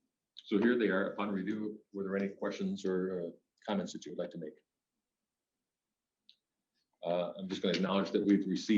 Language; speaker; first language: English; native; English